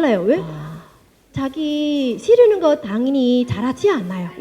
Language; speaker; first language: Korean; non-native, learner; Vietnamese